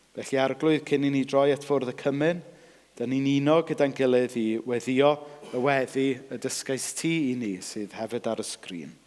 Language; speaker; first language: Welsh; native; Welsh